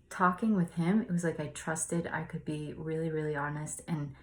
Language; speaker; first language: English; native; English